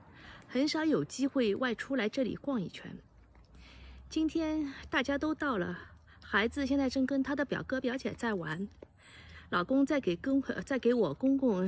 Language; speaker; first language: Chinese; native; Chinese